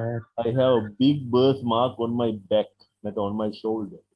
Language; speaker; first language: English; non-native, local second language; Sinhala